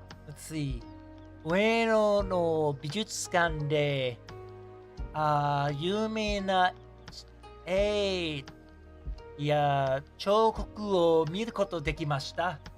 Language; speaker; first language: Japanese; non-native, learner; English